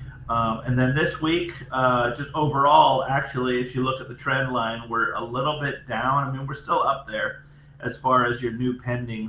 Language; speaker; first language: English; native; English